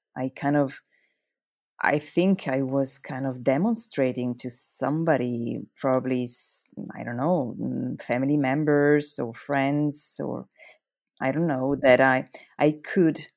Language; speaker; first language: English; non-native, fluent; Italian